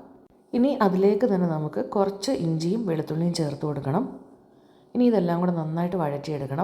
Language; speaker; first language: Malayalam; native; Malayalam